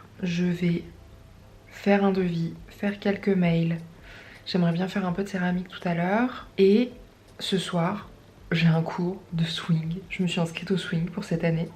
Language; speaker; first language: French; native; French